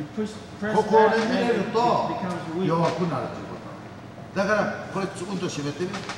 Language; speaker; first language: Japanese; native; Japanese